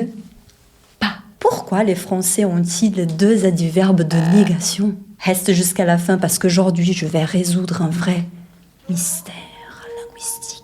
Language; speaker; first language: French; non-native, fluent; Portuguese